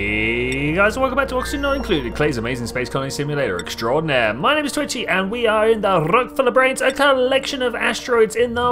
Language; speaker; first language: English; native; English